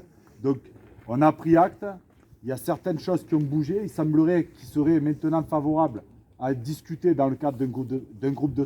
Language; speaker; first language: French; native; French